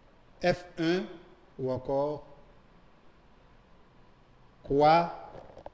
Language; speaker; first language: French; non-native, local second language; Haitian Creole